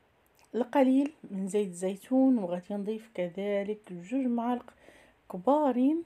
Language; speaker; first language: Arabic; native; Arabic